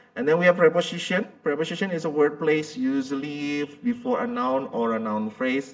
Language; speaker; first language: English; non-native, fluent; Indonesian